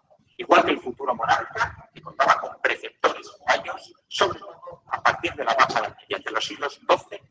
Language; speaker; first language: Spanish; native; Spanish